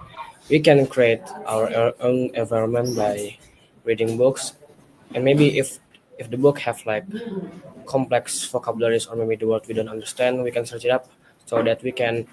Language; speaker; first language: English; non-native, learner; Indonesian